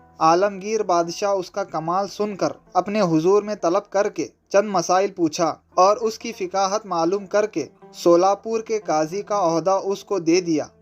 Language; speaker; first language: Urdu; native; Urdu